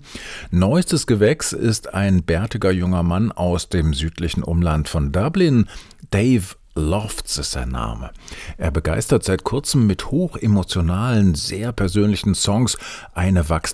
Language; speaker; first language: German; native; German